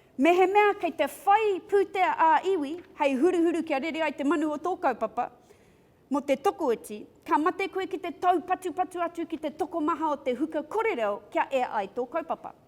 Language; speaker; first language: Māori; non-native, local second language; English